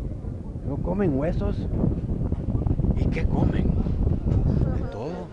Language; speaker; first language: Spanish; non-native, fluent; English